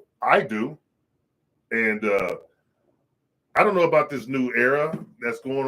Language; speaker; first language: English; native; English